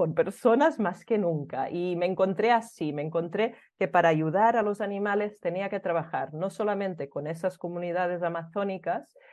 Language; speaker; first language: Spanish; early bilingual, other home language; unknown